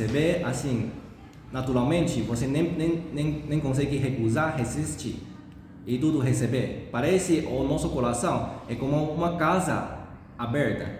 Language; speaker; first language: Portuguese; non-native, fluent; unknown